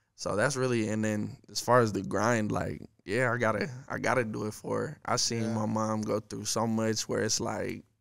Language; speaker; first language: English; native; English